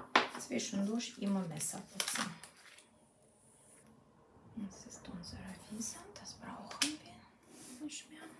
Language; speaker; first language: German; non-native, fluent; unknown